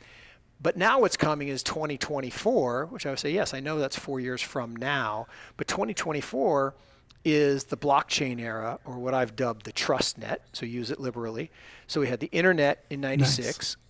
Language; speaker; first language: English; native; English